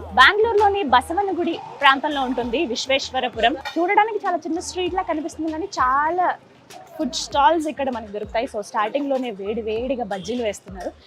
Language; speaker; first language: Telugu; native; Telugu